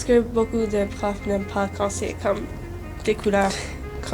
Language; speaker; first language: French; non-native, local second language; English